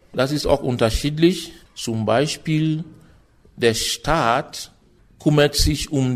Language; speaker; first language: German; non-native, fluent; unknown